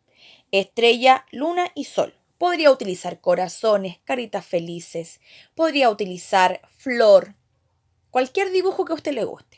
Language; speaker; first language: Spanish; native; Spanish